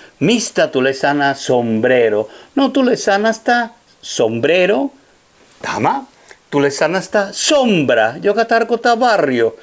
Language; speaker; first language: Finnish; non-native, learner; Spanish